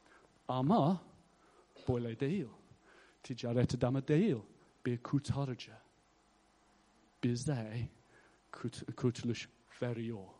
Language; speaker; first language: Turkish; non-native, fluent; English